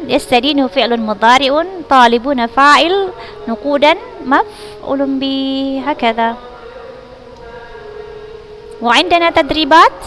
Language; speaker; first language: Arabic; non-native, fluent; Indonesian